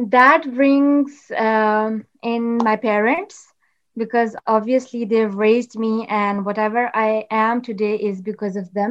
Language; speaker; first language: English; non-native, local second language; Urdu